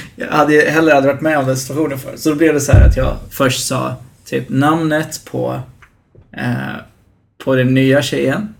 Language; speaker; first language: Swedish; early bilingual, other home language; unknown